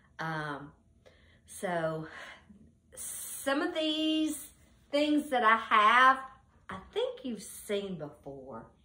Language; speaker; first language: English; native; English